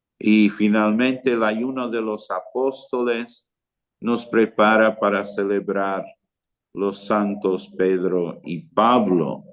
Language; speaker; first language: Spanish; non-native, fluent; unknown